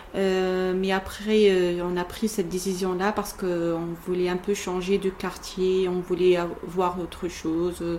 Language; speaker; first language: French; non-native, local second language; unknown